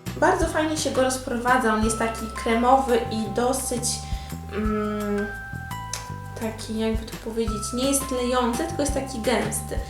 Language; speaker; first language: Polish; native; Polish